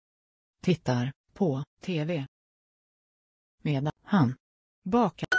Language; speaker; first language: Swedish; non-native, learner; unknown